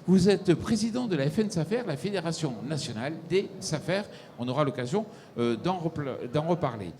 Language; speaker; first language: French; native; French